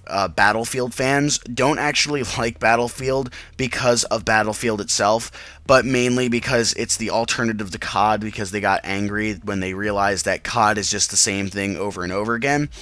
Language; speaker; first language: English; native; English